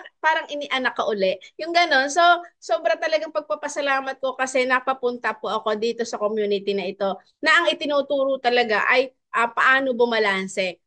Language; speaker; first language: Filipino; native; Filipino